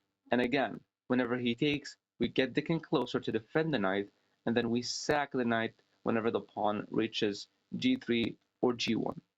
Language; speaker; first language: English; non-native, fluent; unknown